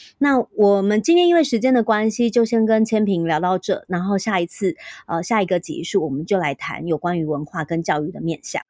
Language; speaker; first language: Chinese; native; Chinese